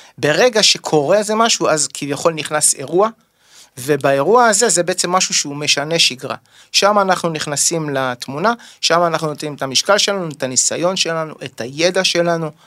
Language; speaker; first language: Hebrew; native; Hebrew